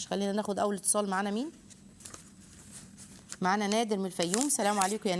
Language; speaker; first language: Arabic; native; Arabic